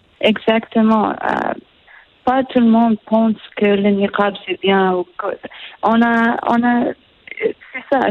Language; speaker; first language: French; non-native, learner; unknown